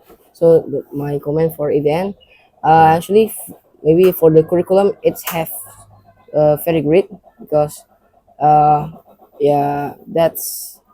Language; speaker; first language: English; non-native, learner; Indonesian